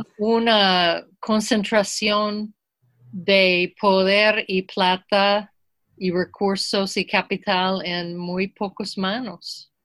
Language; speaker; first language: Spanish; non-native, fluent; English